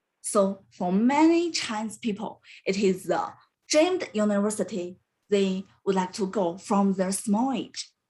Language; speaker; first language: English; non-native, learner; Chinese